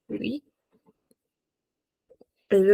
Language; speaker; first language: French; non-native, fluent; Spanish